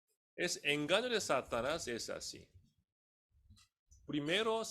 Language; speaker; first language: Spanish; non-native, fluent; Korean